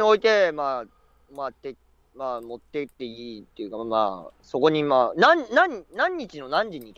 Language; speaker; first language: Japanese; native; Japanese